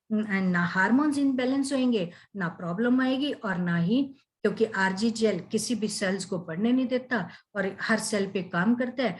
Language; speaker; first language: Hindi; native; Hindi